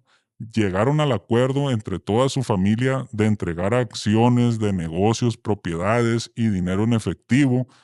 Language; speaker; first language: Spanish; native; Spanish